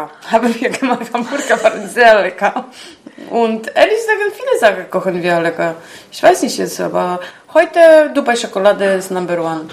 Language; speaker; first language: German; non-native, learner; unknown